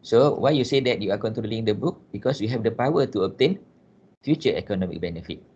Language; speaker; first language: English; non-native, local second language; Malay